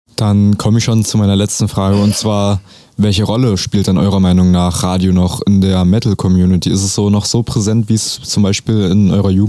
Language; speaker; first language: German; native; German